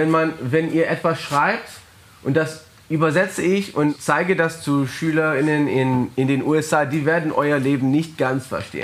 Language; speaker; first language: German; non-native, fluent; English